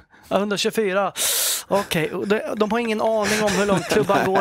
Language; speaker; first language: Swedish; native; Swedish